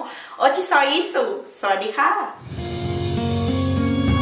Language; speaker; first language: Portuguese; non-native, learner; Thai